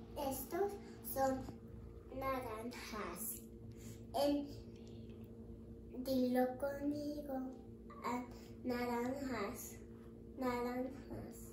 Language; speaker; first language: Spanish; early bilingual, heritage; English